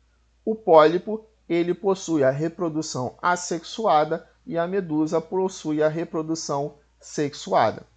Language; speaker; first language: Portuguese; native; Portuguese